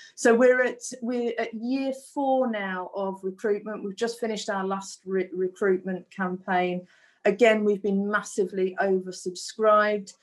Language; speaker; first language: English; native; English